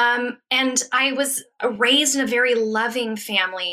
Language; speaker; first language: English; native; English